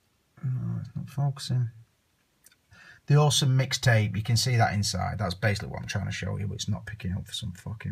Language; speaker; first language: English; native; English